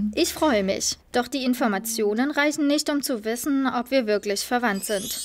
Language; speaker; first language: German; native; German